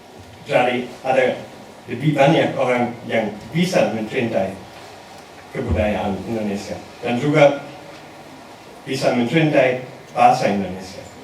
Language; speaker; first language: Indonesian; non-native, learner; German